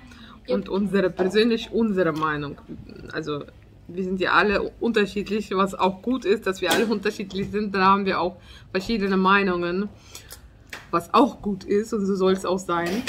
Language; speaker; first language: German; non-native, fluent; Russian